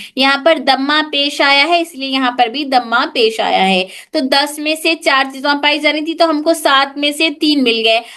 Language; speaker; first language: Urdu; native; Urdu